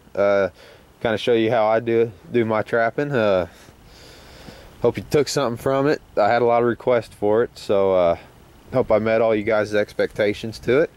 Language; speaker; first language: English; native; English